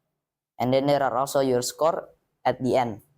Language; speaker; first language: English; non-native, learner; Indonesian